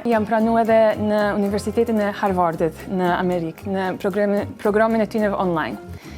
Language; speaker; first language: Albanian; early bilingual, other home language; English